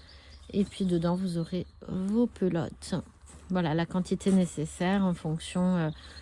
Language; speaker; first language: French; native; French